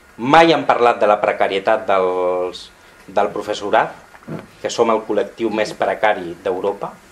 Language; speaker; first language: Catalan; non-native, local second language; Spanish